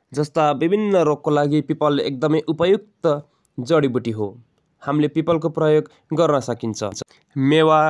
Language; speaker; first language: Nepali; native; Nepali